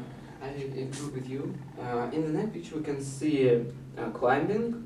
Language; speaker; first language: English; non-native, learner; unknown